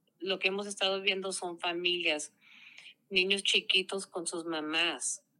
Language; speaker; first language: Spanish; early bilingual, heritage; Spanish